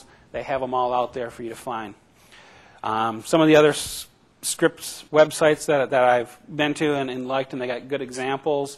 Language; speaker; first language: English; native; English